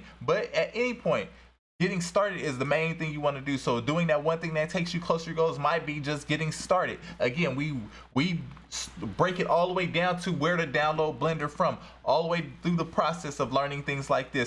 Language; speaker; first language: English; native; English